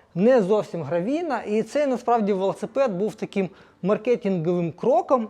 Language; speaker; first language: Ukrainian; native; Ukrainian